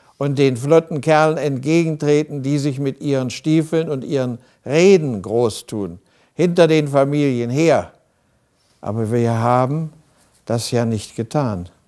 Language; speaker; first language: German; native; German